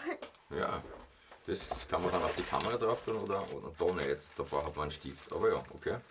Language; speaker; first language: German; native; German